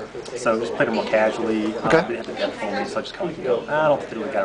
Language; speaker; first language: English; native; English